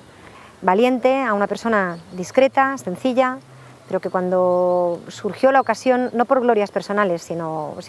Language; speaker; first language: Spanish; native; Spanish